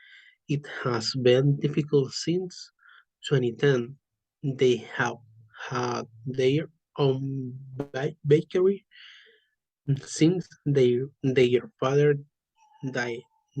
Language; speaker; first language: English; non-native, learner; Spanish